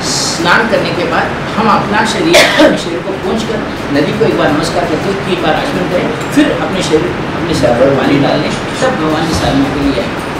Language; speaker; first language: Hindi; native; Hindi